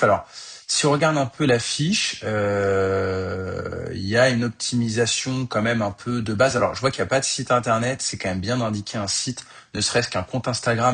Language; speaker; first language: French; native; French